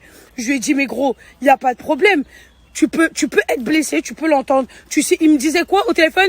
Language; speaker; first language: French; native; French